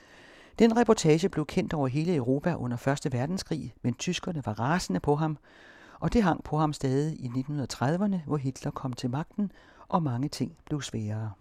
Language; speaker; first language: Danish; native; Danish